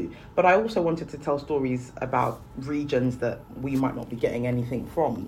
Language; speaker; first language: English; native; English